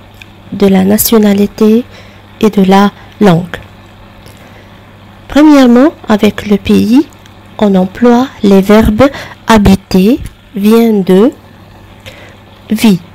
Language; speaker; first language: French; non-native, fluent; Arabic